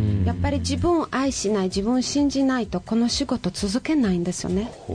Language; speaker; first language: Japanese; non-native, fluent; Polish